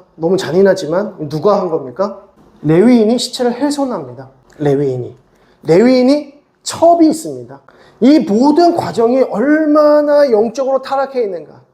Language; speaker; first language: Korean; native; Korean